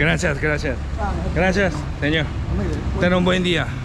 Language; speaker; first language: Spanish; non-native, learner; Korean